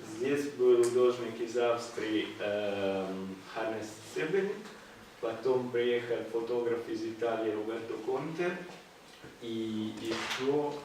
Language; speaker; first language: Russian; non-native, fluent; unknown